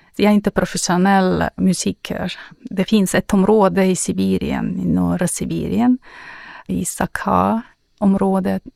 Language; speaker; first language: Swedish; non-native, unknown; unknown